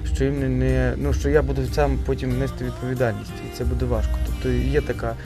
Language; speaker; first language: Ukrainian; native; Ukrainian